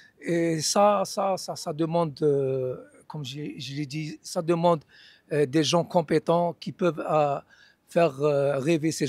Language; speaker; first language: French; non-native, local second language; Arabic